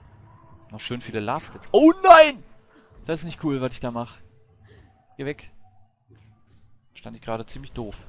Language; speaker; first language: German; native; German